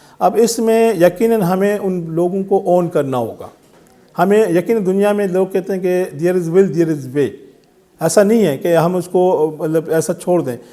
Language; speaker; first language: Urdu; non-native, local second language; Sindhi